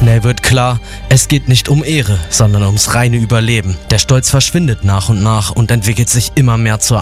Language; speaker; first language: German; native; German